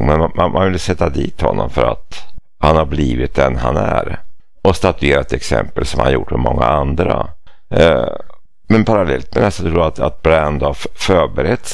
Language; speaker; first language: Swedish; native; Swedish